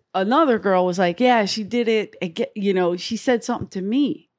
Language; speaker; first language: English; native; English